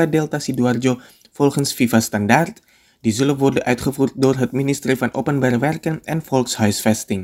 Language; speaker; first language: Dutch; non-native, fluent; Indonesian